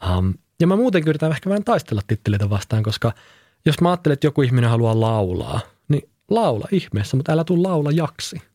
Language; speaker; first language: Finnish; native; Finnish